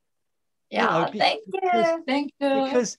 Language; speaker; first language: English; non-native, learner; Korean